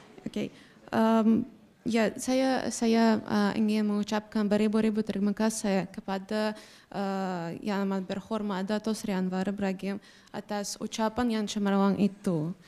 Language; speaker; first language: Indonesian; non-native, fluent; Russian